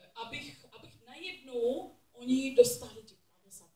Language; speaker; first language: Czech; non-native, learner; English